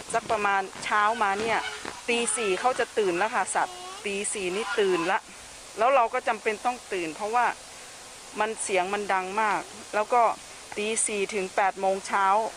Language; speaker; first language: Thai; native; Thai